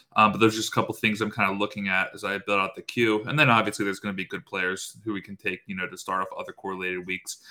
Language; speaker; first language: English; native; English